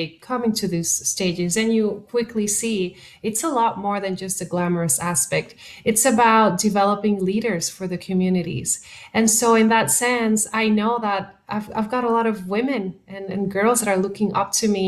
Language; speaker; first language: English; non-native, fluent; Spanish